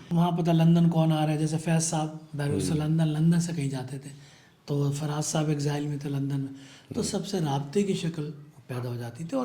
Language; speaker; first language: Urdu; native; Urdu